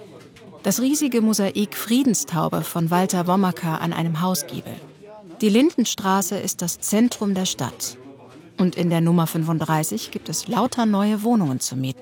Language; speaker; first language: German; native; German